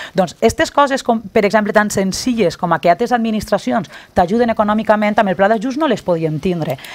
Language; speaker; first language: Catalan; native; Catalan